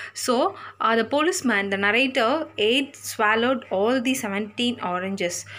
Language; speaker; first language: English; non-native, local second language; Tamil